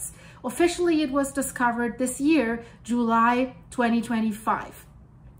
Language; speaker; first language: English; non-native, fluent; German